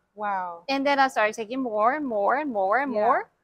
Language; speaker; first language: English; native; English